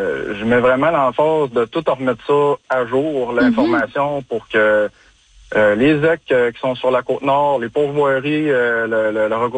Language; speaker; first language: French; native; French